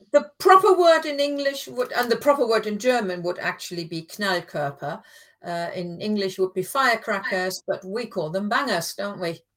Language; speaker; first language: English; non-native, fluent; German